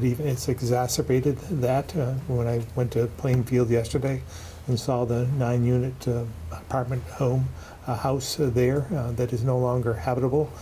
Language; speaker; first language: English; native; English